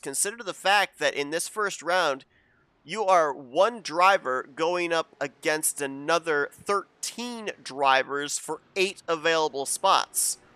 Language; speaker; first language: English; native; English